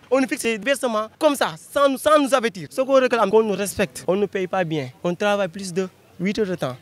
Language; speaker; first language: French; non-native, local second language; Wolof